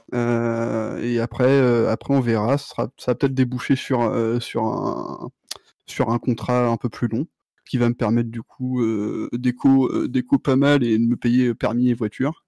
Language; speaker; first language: French; native; French